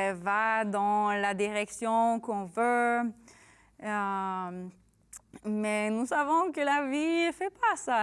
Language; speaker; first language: French; non-native, learner; English